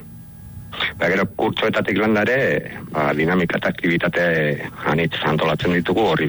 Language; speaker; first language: Basque; non-native, local second language; Spanish